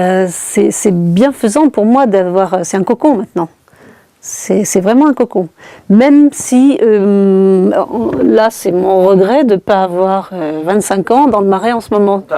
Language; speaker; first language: French; native; French